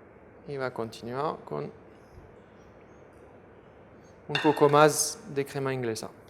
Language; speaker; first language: Spanish; non-native, fluent; French